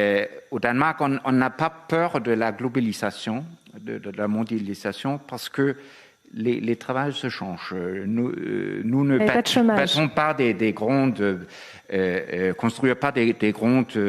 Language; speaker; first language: French; non-native, fluent; Danish